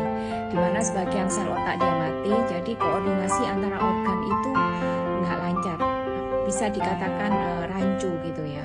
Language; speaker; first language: Indonesian; non-native, local second language; Malay